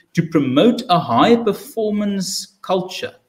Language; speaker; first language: English; non-native, local second language; Afrikaans